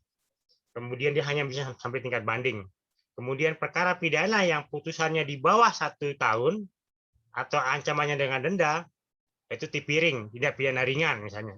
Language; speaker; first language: Indonesian; native; Indonesian